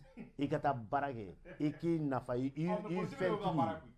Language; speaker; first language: French; non-native, local second language; Bambara